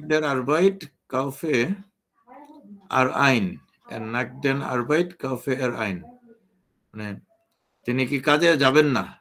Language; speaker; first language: German; non-native, learner; Bangla